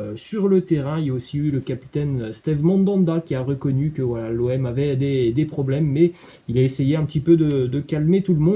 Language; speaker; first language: French; native; French